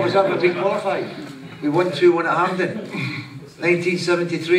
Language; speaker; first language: English; native; English